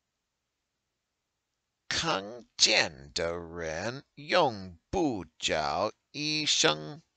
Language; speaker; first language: Chinese; non-native, learner; English